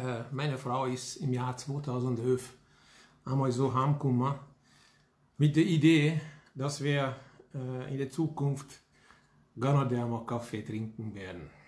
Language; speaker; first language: German; non-native, fluent; Hungarian